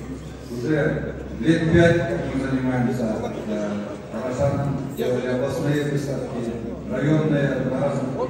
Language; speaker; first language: Russian; non-native, local second language; Kyrgyz